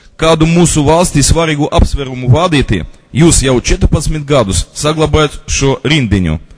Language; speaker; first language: Latvian; non-native, local second language; Russian